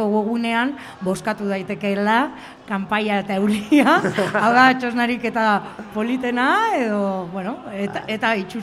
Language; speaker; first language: Basque; native; Basque